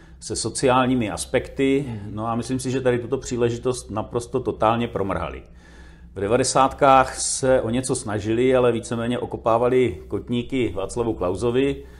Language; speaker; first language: Czech; native; Czech